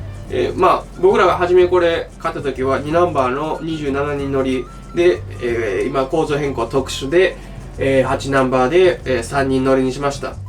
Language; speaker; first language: Japanese; native; Japanese